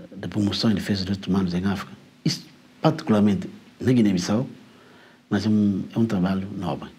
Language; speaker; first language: Portuguese; non-native, local second language; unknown